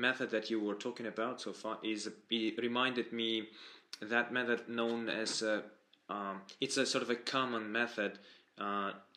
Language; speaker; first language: English; non-native, fluent; Russian